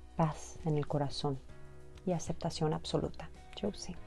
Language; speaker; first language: Spanish; early bilingual, heritage; Spanish